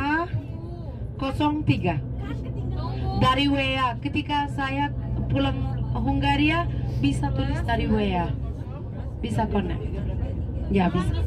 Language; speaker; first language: Indonesian; non-native, fluent; Turkish